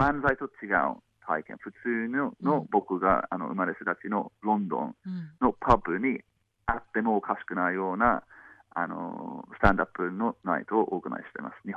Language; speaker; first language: Japanese; non-native, fluent; English